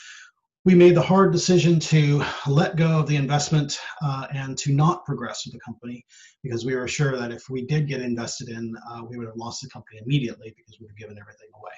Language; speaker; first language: English; native; English